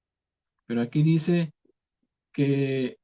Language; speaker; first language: Spanish; native; Spanish